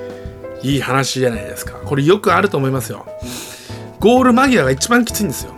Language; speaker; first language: Japanese; native; Japanese